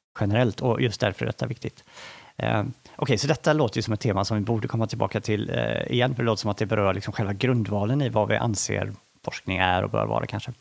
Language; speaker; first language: Swedish; native; Swedish